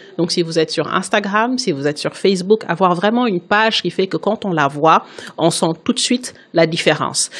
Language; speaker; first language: French; non-native, local second language; Wolof